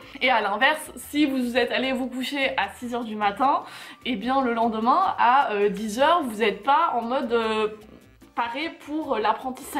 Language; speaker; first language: French; native; French